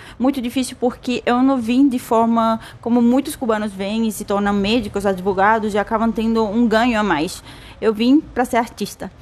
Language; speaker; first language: Portuguese; non-native, fluent; Spanish